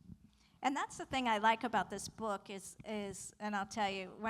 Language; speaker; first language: English; native; English